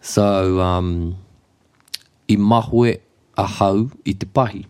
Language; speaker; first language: Māori; non-native, local second language; English